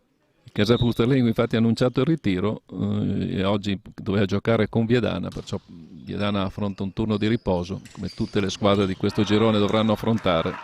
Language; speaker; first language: Italian; native; Italian